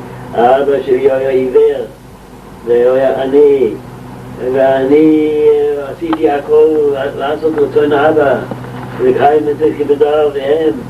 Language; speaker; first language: Hebrew; non-native, local second language; Yiddish